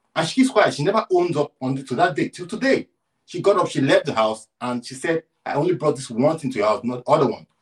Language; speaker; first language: English; non-native, local second language; Yoruba